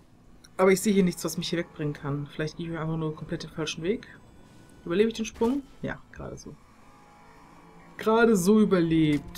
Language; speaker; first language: German; native; German